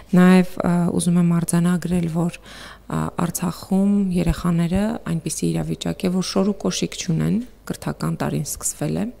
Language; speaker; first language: Armenian; native; Armenian